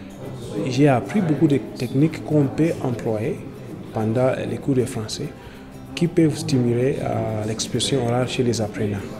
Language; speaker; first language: French; non-native, fluent; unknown